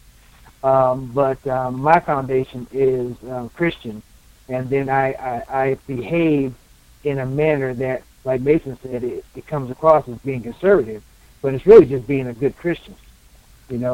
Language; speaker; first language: English; native; English